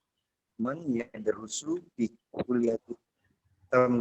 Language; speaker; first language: Arabic; non-native, learner; Indonesian